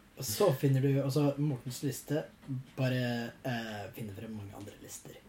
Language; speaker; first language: Norwegian; non-native, fluent; English